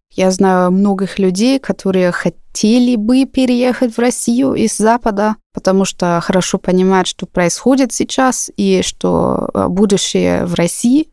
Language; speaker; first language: Russian; non-native, fluent; German